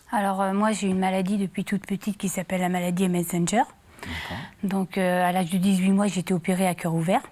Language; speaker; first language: French; native; French